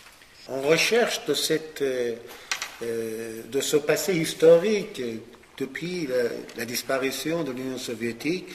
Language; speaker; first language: French; non-native, fluent; Persian